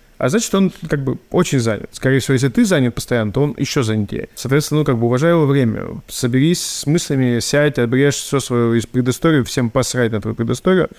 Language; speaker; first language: Russian; native; Russian